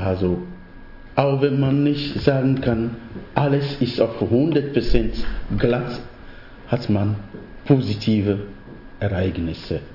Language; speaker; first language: German; non-native, fluent; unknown